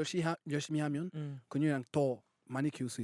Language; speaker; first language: Korean; non-native, fluent; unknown